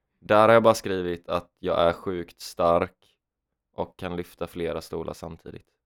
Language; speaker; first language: Swedish; native; Swedish